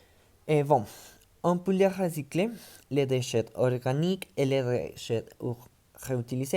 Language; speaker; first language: French; non-native, learner; Spanish